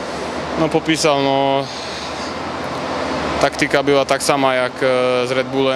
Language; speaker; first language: Polish; non-native, learner; Czech